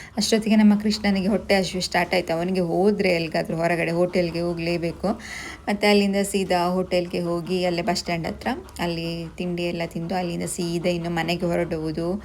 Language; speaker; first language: Kannada; non-native, local second language; Tulu